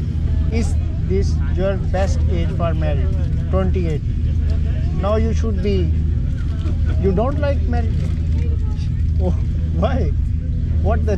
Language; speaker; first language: English; non-native, learner; Urdu